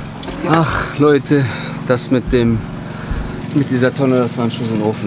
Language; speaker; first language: German; native; German